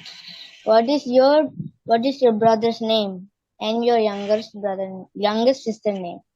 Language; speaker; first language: English; non-native, learner; Tamil